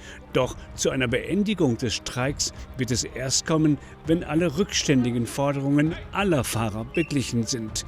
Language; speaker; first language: German; native; German